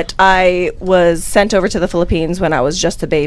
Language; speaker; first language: English; non-native, local second language; Filipino